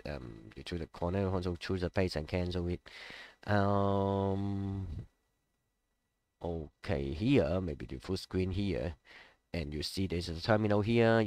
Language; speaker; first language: English; non-native, local second language; Cantonese